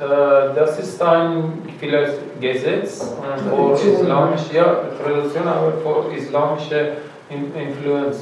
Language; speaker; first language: German; non-native, learner; Persian